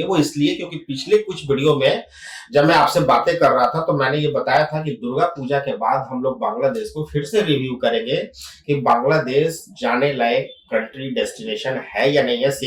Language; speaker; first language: Hindi; native; Hindi